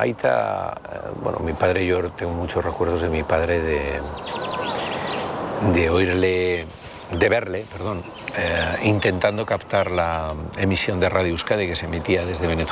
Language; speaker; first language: Spanish; native; Spanish